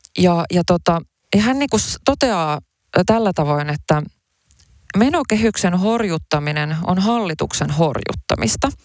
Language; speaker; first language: Finnish; early bilingual, other home language; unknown